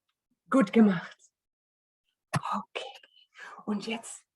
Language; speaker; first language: German; non-native, learner; Dutch